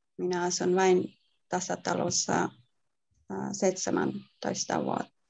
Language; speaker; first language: Finnish; non-native, learner; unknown